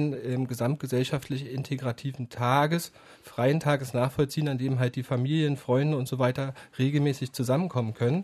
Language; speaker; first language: German; native; German